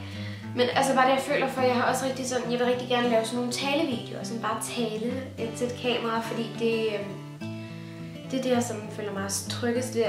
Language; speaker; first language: Danish; native; Danish